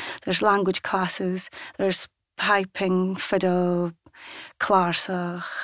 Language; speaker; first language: English; non-native, local second language; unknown